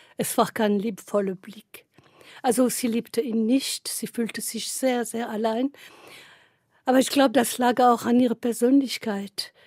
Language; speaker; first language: German; non-native, fluent; French